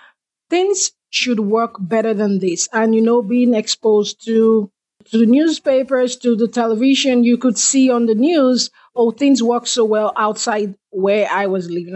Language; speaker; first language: English; non-native, local second language; Igbo